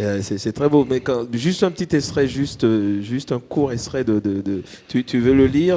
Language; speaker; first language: French; native; French